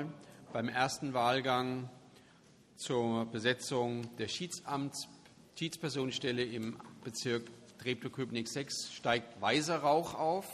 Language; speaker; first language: German; native; German